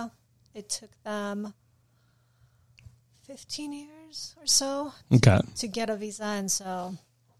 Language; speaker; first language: English; non-native, fluent; Polish